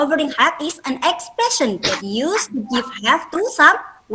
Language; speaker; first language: English; non-native, fluent; Indonesian